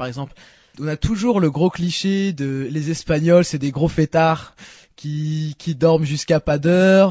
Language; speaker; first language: French; native; French